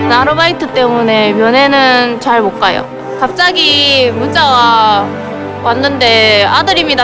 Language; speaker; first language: Korean; native; Korean